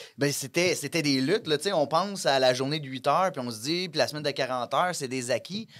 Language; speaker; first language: French; native; French